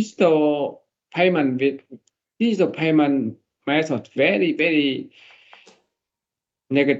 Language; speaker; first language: English; non-native, learner; Vietnamese